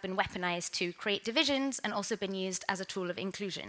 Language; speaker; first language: English; native; English